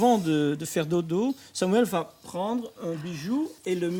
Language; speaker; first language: French; non-native, fluent; Dutch